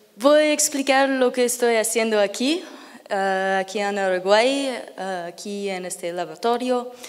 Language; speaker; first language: Spanish; non-native, learner; English